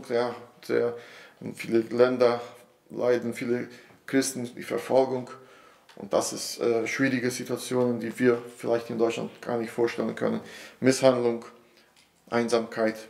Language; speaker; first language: German; non-native, fluent; Portuguese